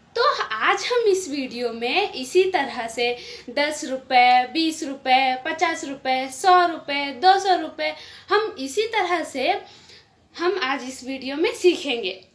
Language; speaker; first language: Hindi; native; Hindi